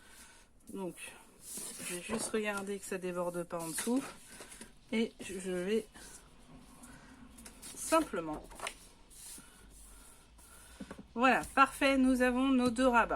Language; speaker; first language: French; native; French